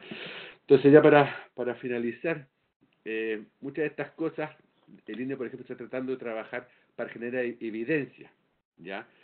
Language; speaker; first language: Spanish; native; Spanish